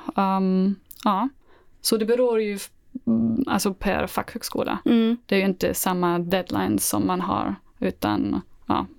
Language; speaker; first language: Swedish; non-native, fluent; German